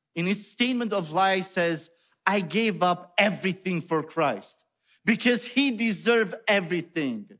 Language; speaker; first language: English; non-native, fluent; Romanian